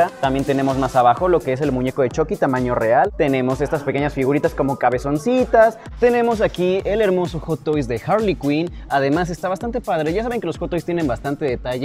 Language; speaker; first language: Spanish; native; Spanish